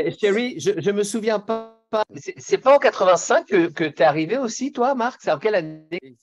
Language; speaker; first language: French; native; French